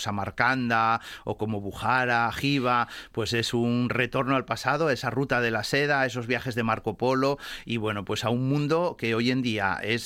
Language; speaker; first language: Spanish; native; Spanish